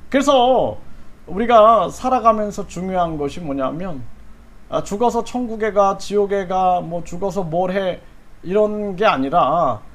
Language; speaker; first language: Korean; native; Korean